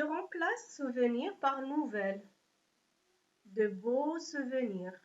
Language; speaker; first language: French; non-native, local second language; Arabic